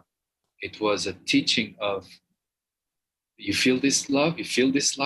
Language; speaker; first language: English; non-native, fluent; Portuguese